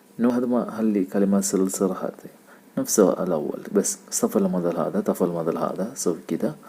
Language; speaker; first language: Arabic; non-native, learner; Malayalam